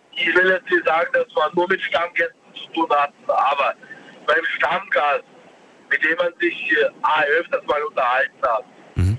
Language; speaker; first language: German; native; German